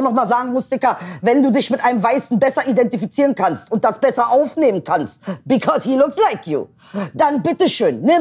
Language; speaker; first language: German; early bilingual, other home language; Turkish